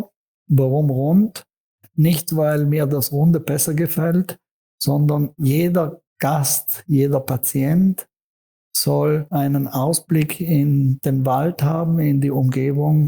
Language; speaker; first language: German; native; German